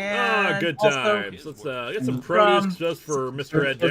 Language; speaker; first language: English; native; English